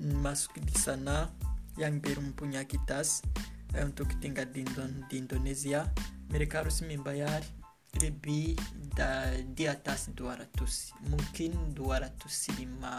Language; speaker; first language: Indonesian; non-native, learner; Kinyarwanda